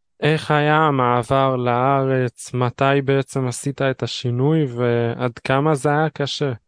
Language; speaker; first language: Hebrew; native; Hebrew